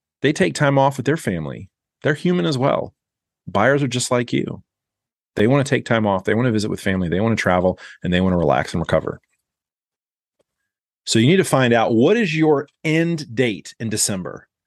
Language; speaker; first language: English; native; English